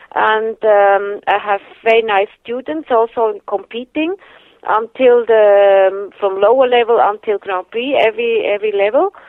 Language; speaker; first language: English; non-native, fluent; Swiss German